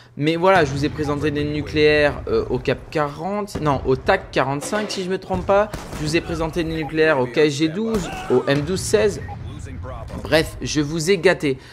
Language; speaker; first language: French; native; French